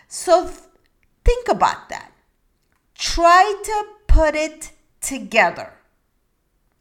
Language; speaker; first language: English; non-native, fluent; Turkish